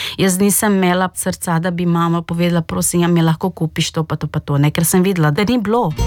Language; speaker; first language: Slovenian; non-native, fluent; Portuguese